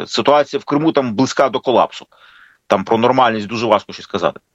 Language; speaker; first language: Ukrainian; native; Ukrainian